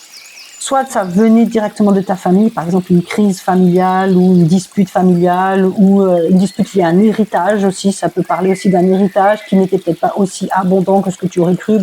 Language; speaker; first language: French; native; French